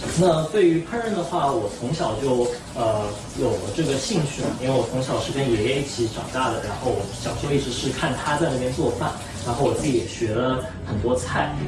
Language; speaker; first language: Chinese; native; Chinese